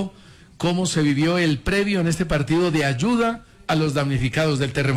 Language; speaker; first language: Spanish; native; Spanish